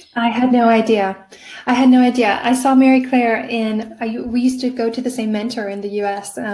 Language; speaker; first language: English; native; English